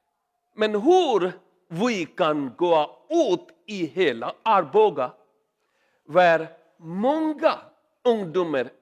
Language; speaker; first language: Swedish; non-native, learner; Urdu